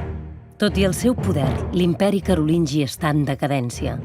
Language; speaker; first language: Catalan; native; Catalan